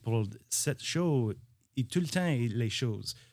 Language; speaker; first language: French; non-native, learner; English